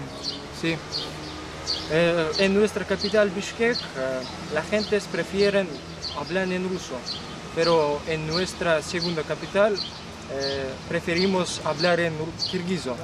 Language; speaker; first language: Spanish; non-native, learner; Kyrgyz